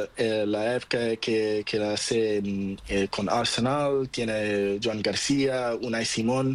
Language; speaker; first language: Spanish; non-native, learner; Portuguese